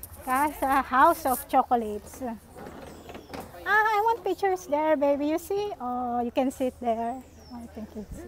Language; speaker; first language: English; non-native, learner; Filipino